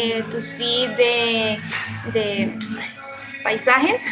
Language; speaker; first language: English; non-native, learner; Spanish